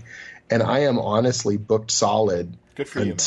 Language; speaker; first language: English; native; English